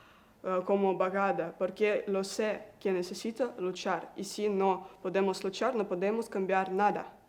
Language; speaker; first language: Spanish; non-native, learner; Russian